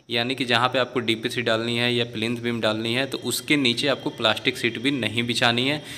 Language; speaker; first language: Hindi; native; Hindi